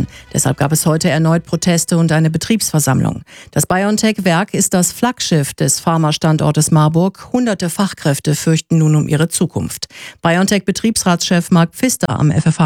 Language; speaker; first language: German; native; German